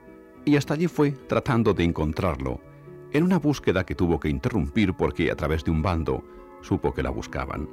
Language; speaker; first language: Spanish; native; Spanish